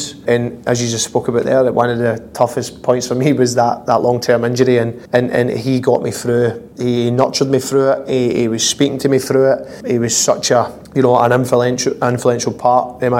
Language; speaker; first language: English; native; English